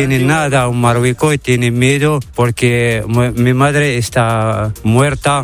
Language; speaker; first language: Spanish; non-native, learner; Arabic